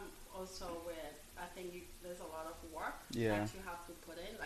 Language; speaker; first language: English; non-native, fluent; French